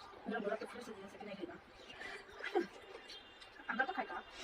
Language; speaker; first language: Hindi; non-native, local second language; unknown